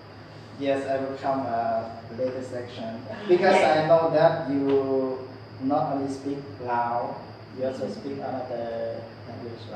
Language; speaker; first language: English; non-native, learner; Lao